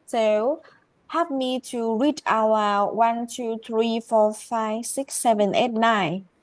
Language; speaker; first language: English; non-native, learner; Vietnamese